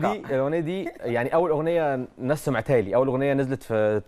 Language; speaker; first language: Arabic; native; Arabic